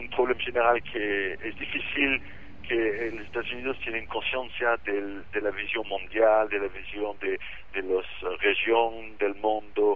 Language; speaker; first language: Spanish; non-native, fluent; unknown